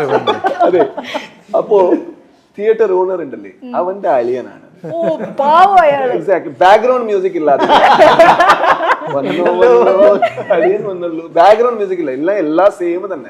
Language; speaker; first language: Malayalam; non-native, learner; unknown